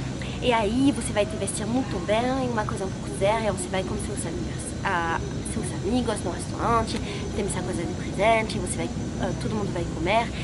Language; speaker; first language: Portuguese; non-native, fluent; French